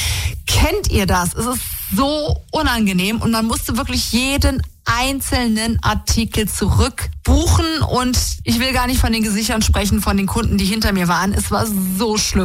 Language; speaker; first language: German; native; German